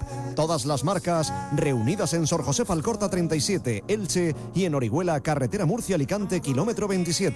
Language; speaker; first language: Spanish; native; Spanish